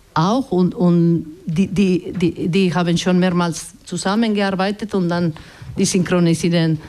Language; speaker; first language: German; non-native, learner; Basque